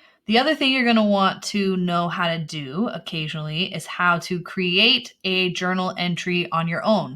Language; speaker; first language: English; native; English